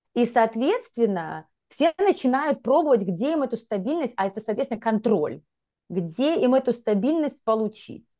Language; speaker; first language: Russian; native; Russian